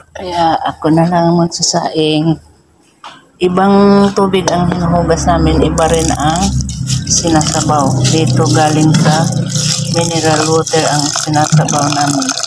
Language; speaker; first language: Filipino; non-native, local second language; Cebuano